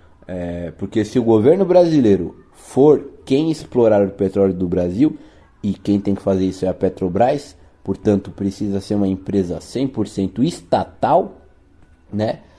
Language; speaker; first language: Portuguese; native; Portuguese